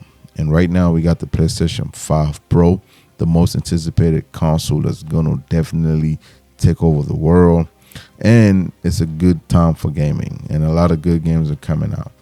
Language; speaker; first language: English; native; English